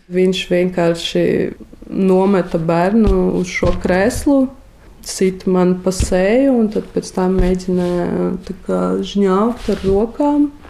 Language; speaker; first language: Latvian; non-native, local second language; Russian